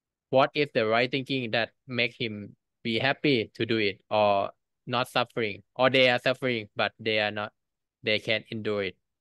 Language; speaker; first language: English; non-native, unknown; Thai